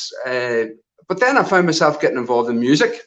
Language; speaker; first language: English; native; English